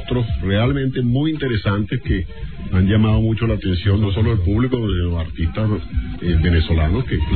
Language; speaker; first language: Spanish; native; Spanish